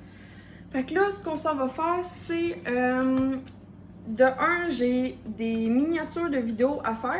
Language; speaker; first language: French; native; French